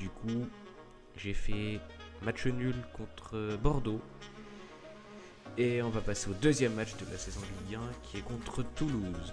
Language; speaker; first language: French; native; French